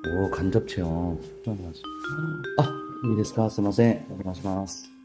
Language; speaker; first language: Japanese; non-native, learner; Korean